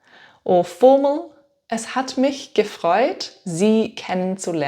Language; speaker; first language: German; non-native, fluent; English